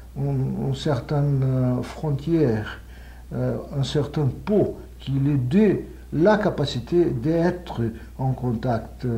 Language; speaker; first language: French; non-native, fluent; Portuguese